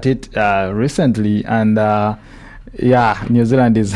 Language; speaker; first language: English; non-native, local second language; Ganda